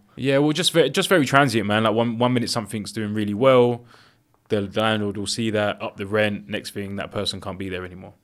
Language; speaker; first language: English; early bilingual, other home language; Greek